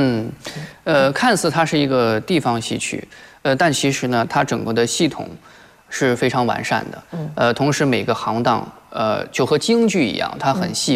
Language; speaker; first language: Chinese; native; Chinese